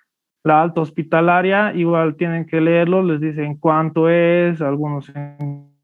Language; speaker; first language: Spanish; native; Spanish